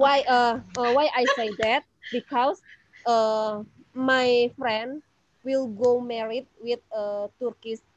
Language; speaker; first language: English; non-native, learner; Indonesian